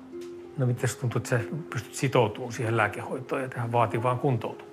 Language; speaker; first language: Finnish; native; Finnish